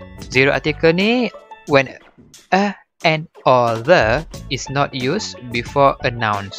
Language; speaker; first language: English; non-native, local second language; Malay